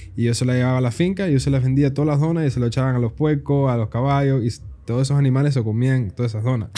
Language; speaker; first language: Spanish; early bilingual, heritage; Spanish